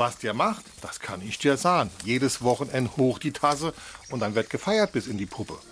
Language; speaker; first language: German; native; German